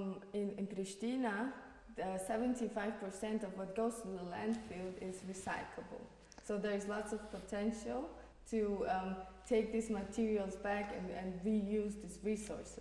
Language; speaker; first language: English; non-native, fluent; Portuguese